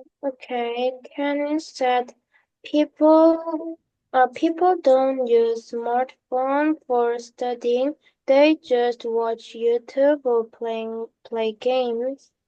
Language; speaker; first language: English; non-native, learner; Korean